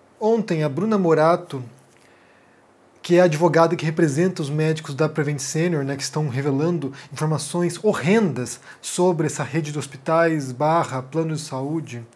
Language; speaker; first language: Portuguese; native; Portuguese